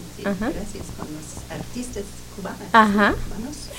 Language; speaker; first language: Spanish; non-native, learner; English